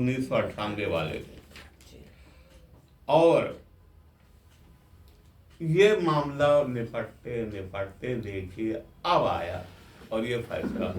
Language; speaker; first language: Hindi; native; Hindi